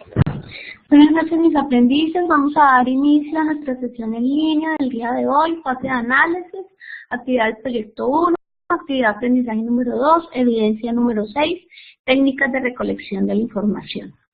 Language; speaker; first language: Spanish; native; Spanish